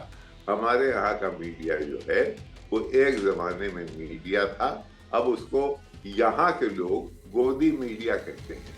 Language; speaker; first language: Hindi; native; Hindi